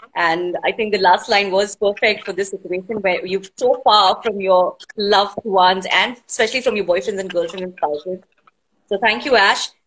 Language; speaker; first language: English; non-native, local second language; Hindi